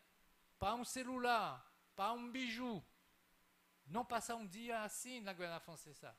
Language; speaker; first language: Portuguese; non-native, fluent; French